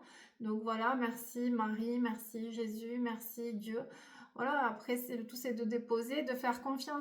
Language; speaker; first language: French; native; French